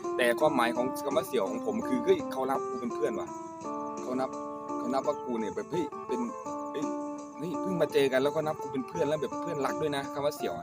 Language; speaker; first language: Thai; non-native, local second language; Northeastern Thai